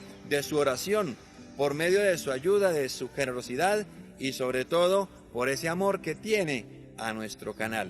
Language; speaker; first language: Spanish; native; Spanish